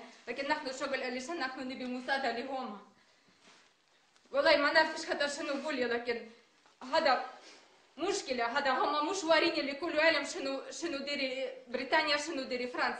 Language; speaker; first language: Arabic; non-native, learner; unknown